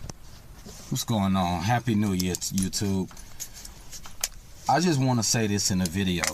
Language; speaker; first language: English; native; English